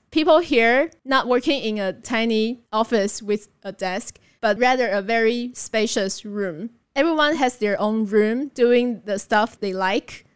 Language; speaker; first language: English; non-native, fluent; Chinese